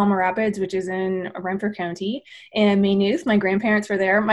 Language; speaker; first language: English; native; English